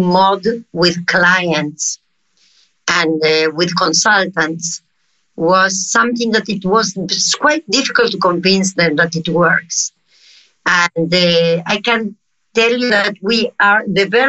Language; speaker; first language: English; non-native, fluent; Spanish